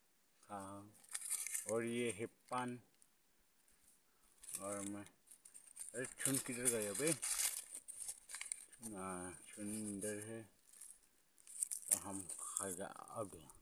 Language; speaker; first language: Hindi; non-native, local second language; Garo